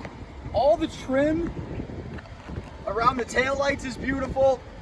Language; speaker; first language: English; native; English